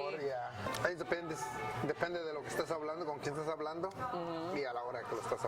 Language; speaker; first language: Spanish; native; Spanish